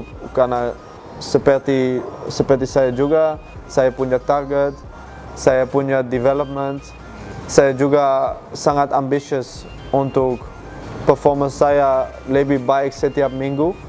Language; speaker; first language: Indonesian; non-native, fluent; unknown